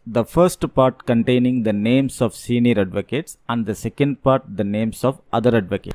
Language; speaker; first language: English; non-native, local second language; Tamil